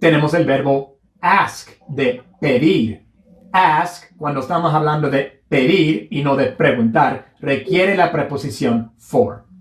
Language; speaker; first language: Spanish; non-native, fluent; English